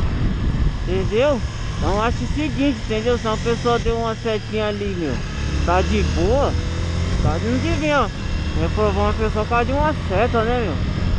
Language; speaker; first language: Portuguese; native; Portuguese